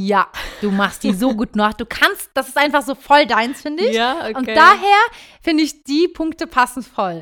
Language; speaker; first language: German; early bilingual, other home language; Turkish